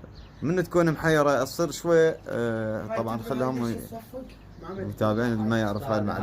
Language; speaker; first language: Arabic; native; Arabic